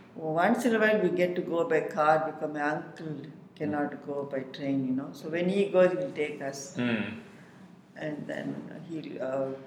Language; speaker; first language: English; non-native, local second language; Tamil